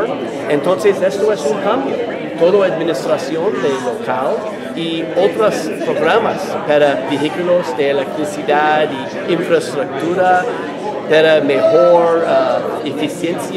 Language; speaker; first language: Spanish; non-native, learner; English